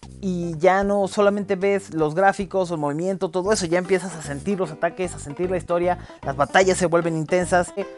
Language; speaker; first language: Spanish; native; Spanish